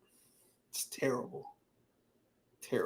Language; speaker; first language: English; native; English